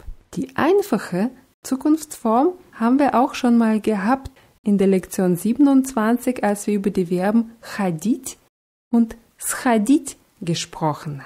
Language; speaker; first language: German; non-native, fluent; Russian